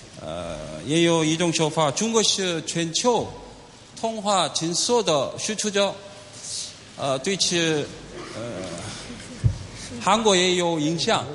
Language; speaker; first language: Chinese; non-native, fluent; Korean